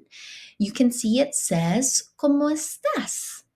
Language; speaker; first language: Spanish; non-native, fluent; English